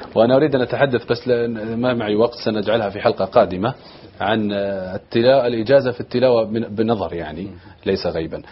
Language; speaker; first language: Arabic; native; Arabic